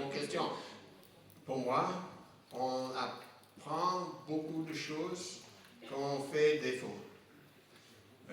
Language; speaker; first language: French; non-native, fluent; English